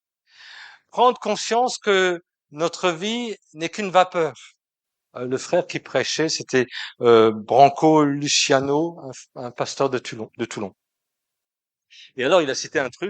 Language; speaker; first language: French; native; French